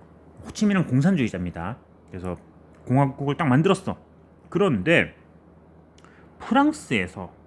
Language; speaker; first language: Korean; native; Korean